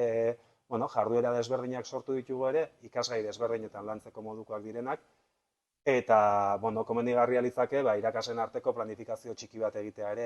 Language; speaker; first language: Basque; native; Basque